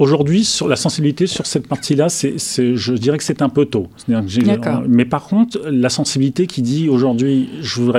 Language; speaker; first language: French; native; French